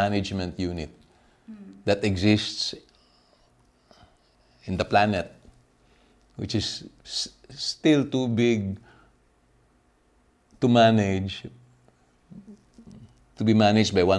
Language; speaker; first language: English; non-native, local second language; Filipino